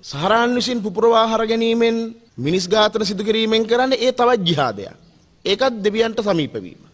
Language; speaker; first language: Sinhala; native; Sinhala